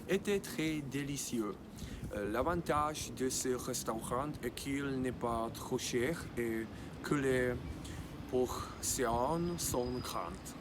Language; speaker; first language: French; non-native, learner; Czech